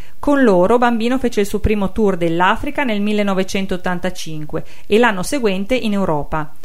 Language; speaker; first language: Italian; native; Italian